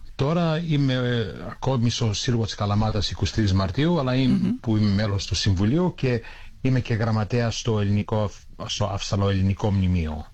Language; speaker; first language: Greek; early bilingual, heritage; Greek